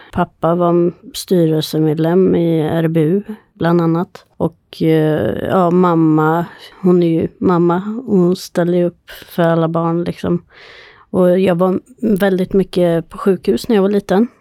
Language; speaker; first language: Swedish; native; Swedish